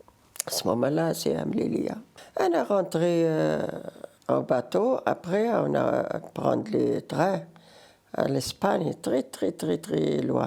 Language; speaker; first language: French; non-native, learner; Riffian